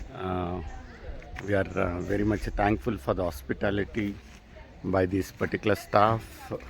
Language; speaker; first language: English; non-native, local second language; Telugu